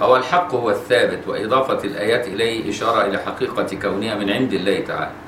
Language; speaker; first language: Arabic; native; Arabic